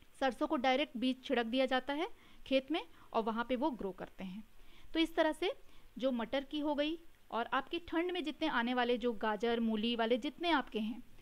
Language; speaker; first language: Hindi; native; Hindi